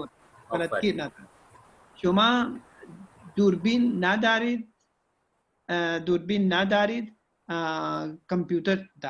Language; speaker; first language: Persian; non-native, learner; Urdu